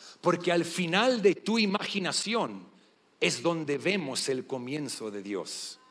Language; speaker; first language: Spanish; non-native, fluent; English